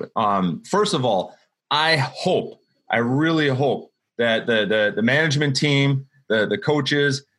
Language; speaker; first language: English; native; English